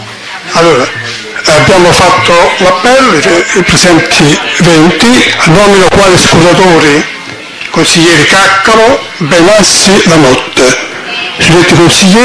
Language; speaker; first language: Italian; native; Italian